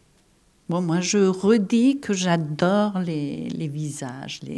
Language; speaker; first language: French; non-native, fluent; Catalan